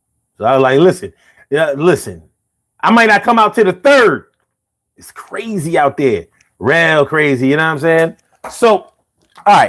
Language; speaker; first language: English; native; English